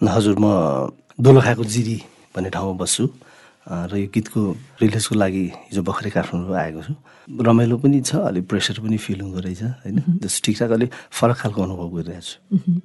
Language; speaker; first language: Nepali; non-native, local second language; Sherpa